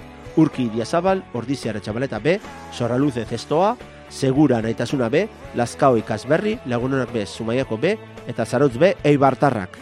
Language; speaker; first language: Basque; native; Basque